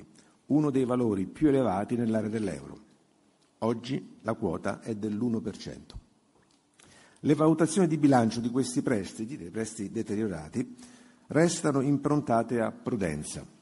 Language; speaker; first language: Italian; native; Italian